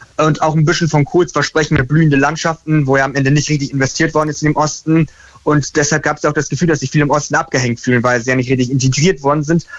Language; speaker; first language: German; native; German